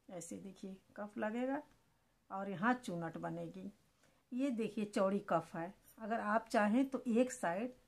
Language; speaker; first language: Hindi; native; Hindi